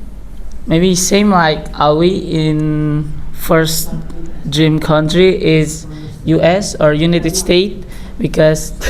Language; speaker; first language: English; non-native, learner; Indonesian